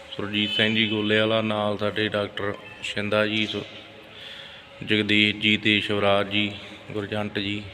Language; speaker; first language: Punjabi; native; Punjabi